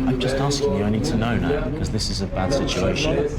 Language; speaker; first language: English; native; English